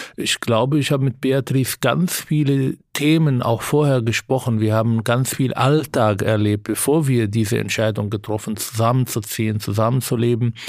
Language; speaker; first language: German; non-native, fluent; Arabic